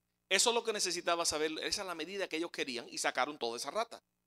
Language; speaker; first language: Spanish; native; Spanish